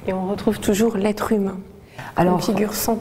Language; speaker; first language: French; native; French